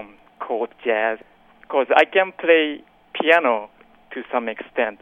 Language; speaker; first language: English; non-native, fluent; Japanese